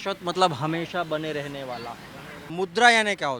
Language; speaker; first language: Hindi; native; Hindi